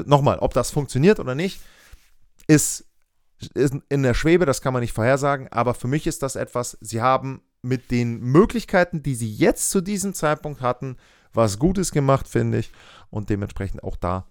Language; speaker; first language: German; native; German